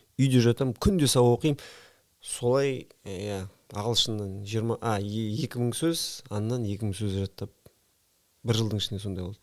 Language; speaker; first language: Kazakh; native; Kazakh